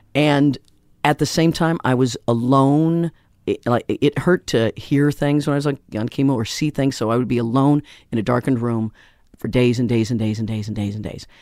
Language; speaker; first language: English; native; English